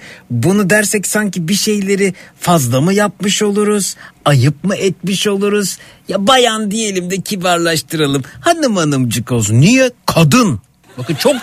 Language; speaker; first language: Turkish; native; Turkish